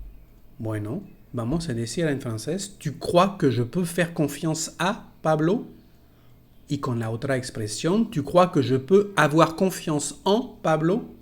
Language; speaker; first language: Spanish; non-native, fluent; French